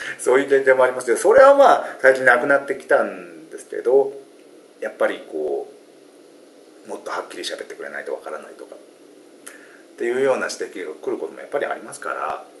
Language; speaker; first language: Japanese; native; Japanese